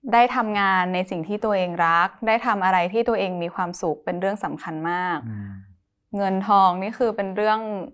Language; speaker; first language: Thai; native; Thai